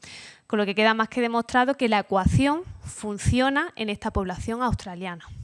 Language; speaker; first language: Spanish; native; Spanish